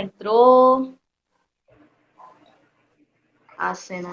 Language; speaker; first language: Portuguese; native; Portuguese